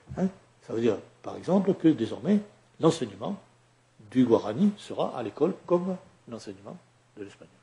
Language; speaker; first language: French; native; French